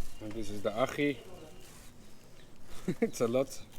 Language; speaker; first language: English; non-native, fluent; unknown